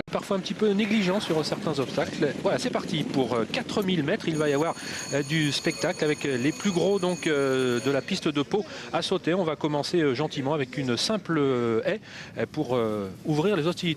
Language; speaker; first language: French; native; French